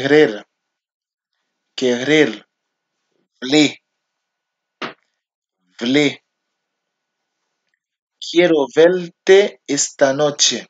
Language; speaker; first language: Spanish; non-native, learner; Haitian Creole